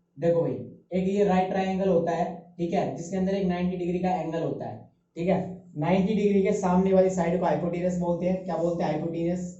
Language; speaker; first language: Hindi; native; Hindi